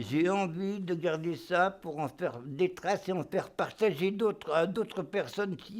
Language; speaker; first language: French; native; French